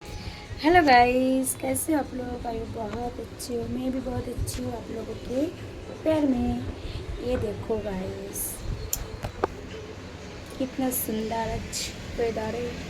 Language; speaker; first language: Hindi; non-native, local second language; Bangla